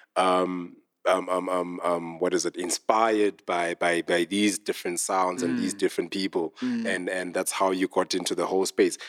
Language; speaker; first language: English; non-native, local second language; Southern Sotho